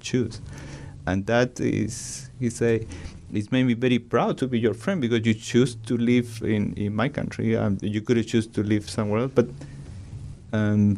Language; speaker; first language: English; non-native, learner; Spanish